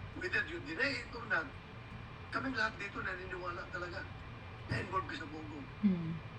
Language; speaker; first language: Filipino; native; Filipino